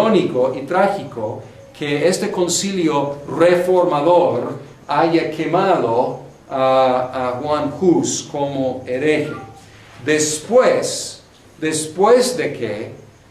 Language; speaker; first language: Spanish; non-native, fluent; English